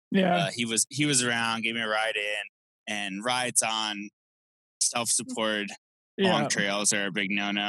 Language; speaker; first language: English; native; English